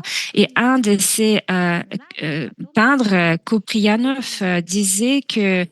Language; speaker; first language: French; non-native, fluent; Russian